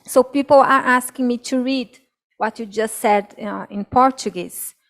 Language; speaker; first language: English; non-native, fluent; Portuguese